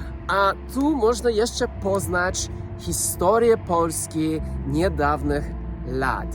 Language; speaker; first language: Polish; non-native, learner; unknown